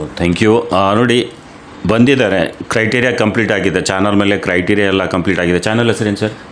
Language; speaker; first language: Kannada; native; Kannada